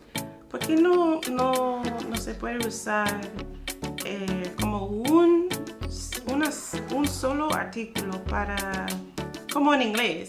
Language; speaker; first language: Spanish; non-native, fluent; English